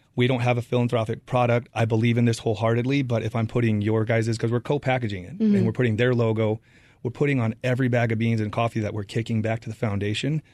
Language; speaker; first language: English; native; English